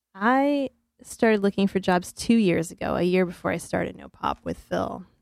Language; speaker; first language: English; native; English